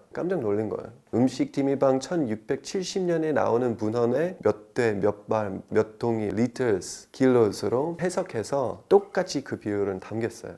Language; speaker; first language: Korean; non-native, fluent; English